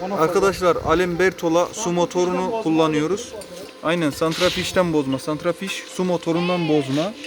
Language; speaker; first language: Turkish; native; Turkish